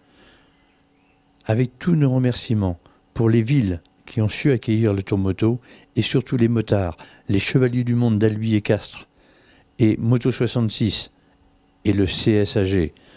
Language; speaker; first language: French; native; French